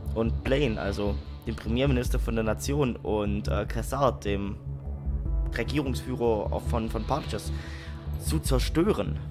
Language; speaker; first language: German; native; German